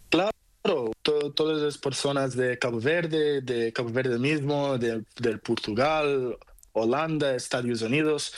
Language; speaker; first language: Spanish; non-native, fluent; Portuguese